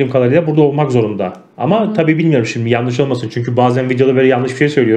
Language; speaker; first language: Turkish; native; Turkish